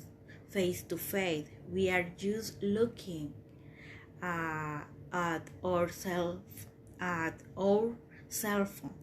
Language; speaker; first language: English; non-native, learner; Spanish